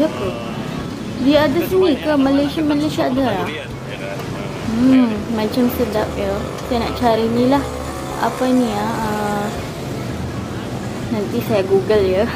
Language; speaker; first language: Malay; non-native, fluent; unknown